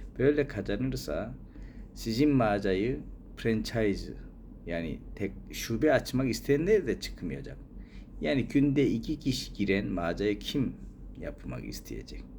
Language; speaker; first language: Turkish; non-native, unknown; Korean